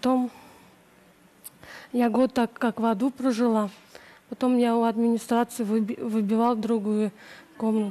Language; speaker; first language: Russian; native; Russian